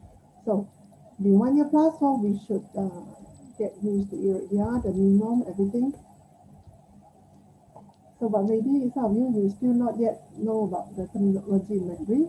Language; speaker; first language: English; non-native, local second language; Chinese